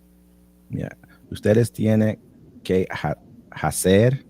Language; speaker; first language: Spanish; non-native, learner; English